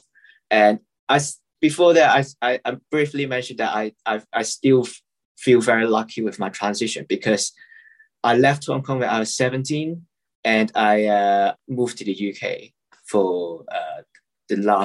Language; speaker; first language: English; non-native, local second language; Cantonese